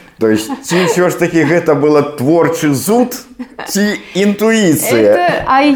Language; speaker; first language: Belarusian; non-native, local second language; Russian